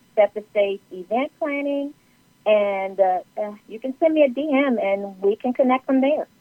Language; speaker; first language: English; native; English